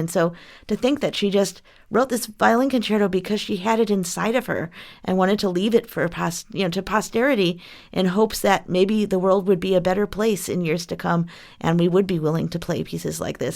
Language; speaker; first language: English; native; English